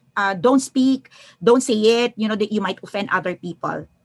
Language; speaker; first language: English; non-native, local second language; Filipino